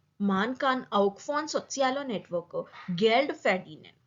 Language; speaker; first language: German; non-native, learner; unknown